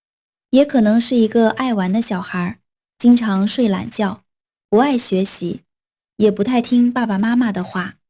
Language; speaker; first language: Chinese; non-native, fluent; Vietnamese